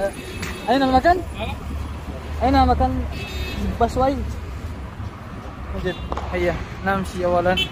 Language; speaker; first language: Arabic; non-native, learner; Indonesian